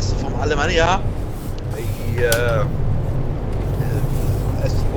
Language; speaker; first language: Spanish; non-native, learner; German